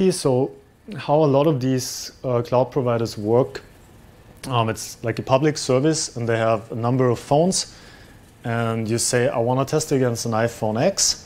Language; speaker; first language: English; non-native, fluent; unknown